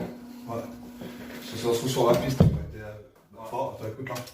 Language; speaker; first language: French; native; French